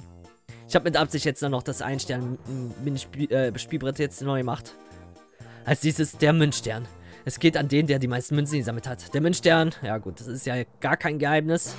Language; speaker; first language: German; native; German